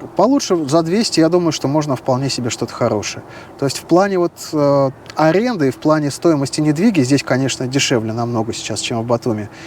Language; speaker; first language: Russian; native; Russian